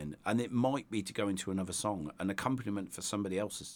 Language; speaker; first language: English; native; English